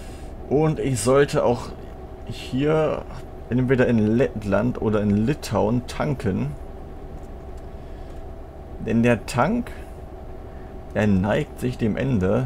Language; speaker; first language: German; native; German